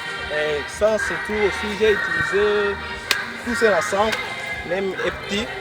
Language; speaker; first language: French; non-native, learner; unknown